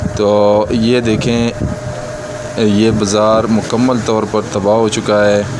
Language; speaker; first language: Urdu; non-native, local second language; Pashto